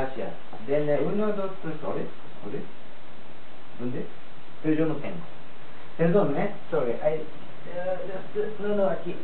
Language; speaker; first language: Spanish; non-native, learner; Japanese